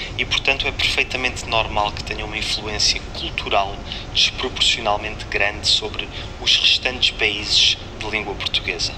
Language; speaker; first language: Portuguese; native; Portuguese